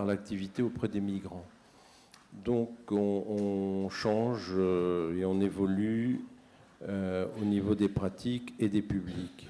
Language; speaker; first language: French; native; French